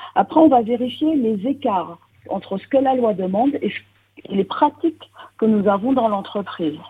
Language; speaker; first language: French; native; French